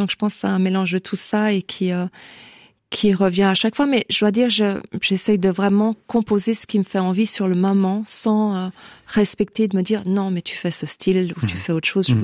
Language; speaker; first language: French; native; French